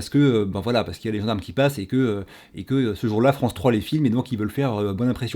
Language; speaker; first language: French; native; French